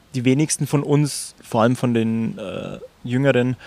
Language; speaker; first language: German; native; German